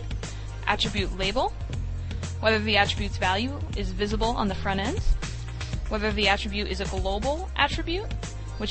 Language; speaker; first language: English; native; English